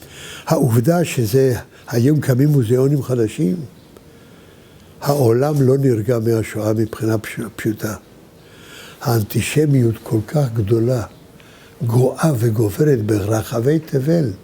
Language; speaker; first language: Hebrew; early bilingual, other home language; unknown